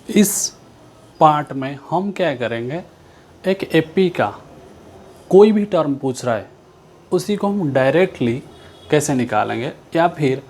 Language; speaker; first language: Hindi; non-native, local second language; Odia